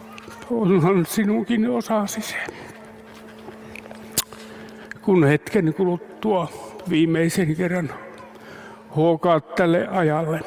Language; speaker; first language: Finnish; native; Finnish